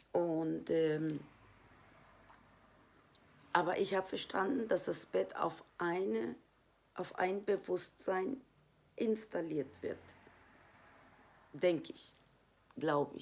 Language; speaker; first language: German; non-native, fluent; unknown